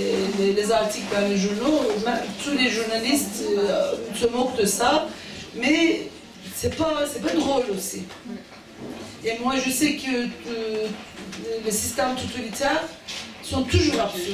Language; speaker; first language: French; non-native, fluent; Turkish